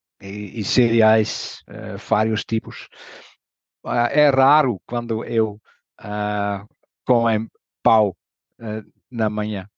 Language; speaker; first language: Portuguese; non-native, learner; Dutch